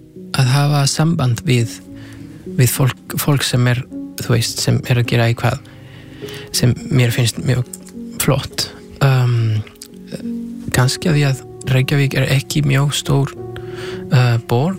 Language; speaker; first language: Icelandic; non-native, fluent; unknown